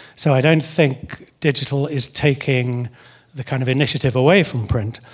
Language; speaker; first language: English; native; English